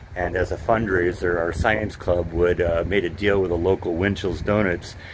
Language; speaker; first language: English; native; English